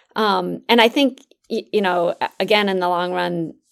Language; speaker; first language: English; native; English